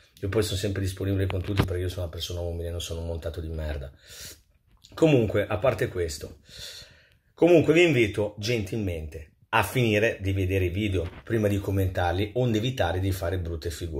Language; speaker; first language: Italian; native; Italian